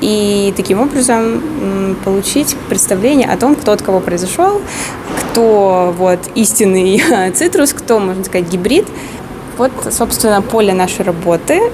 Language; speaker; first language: Russian; native; Russian